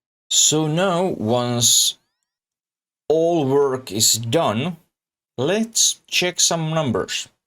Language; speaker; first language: English; non-native, learner; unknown